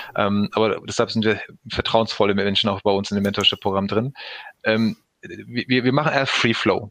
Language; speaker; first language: German; early bilingual, other home language; Turkish